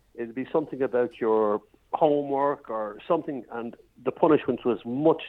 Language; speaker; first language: English; native; English